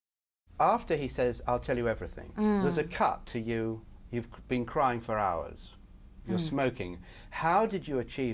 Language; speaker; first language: English; native; English